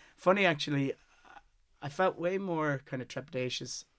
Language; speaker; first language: English; native; English